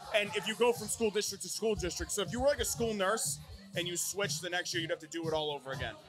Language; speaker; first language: English; native; English